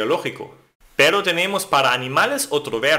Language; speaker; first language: Spanish; non-native, fluent; German